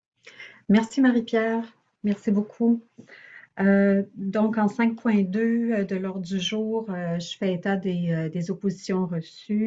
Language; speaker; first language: French; native; French